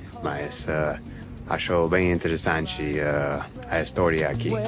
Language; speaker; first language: Portuguese; non-native, fluent; English